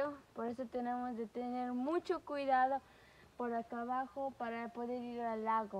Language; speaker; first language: Spanish; early bilingual, heritage; Spanish